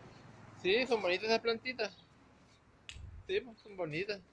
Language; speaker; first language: Spanish; native; Spanish